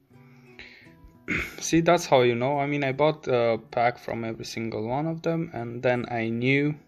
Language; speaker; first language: English; non-native, fluent; Romanian